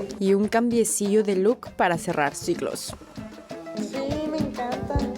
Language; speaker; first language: Spanish; native; Spanish